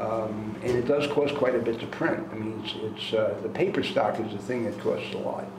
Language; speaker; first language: English; native; English